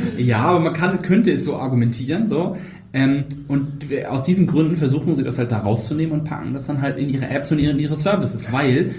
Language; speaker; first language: German; native; German